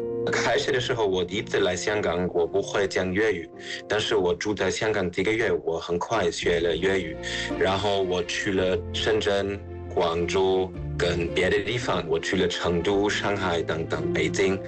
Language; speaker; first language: Chinese; non-native, fluent; German